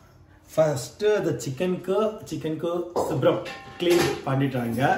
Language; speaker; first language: Tamil; non-native, learner; Telugu